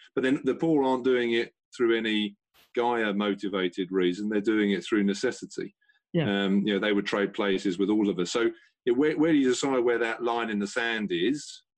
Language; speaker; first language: English; native; English